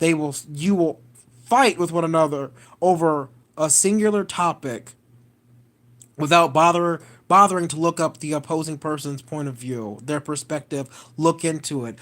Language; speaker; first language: English; native; English